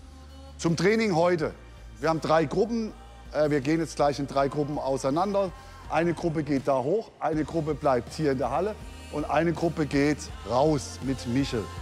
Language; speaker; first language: German; native; German